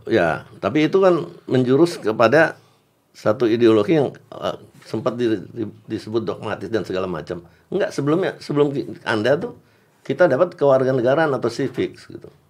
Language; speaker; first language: Indonesian; native; Indonesian